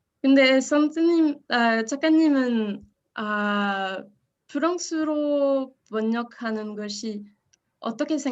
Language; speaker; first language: Korean; non-native, learner; French